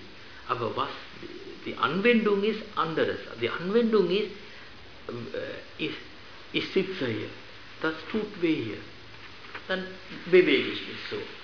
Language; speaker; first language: German; non-native, fluent; Sinhala